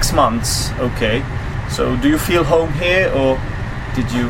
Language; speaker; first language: English; non-native, fluent; Czech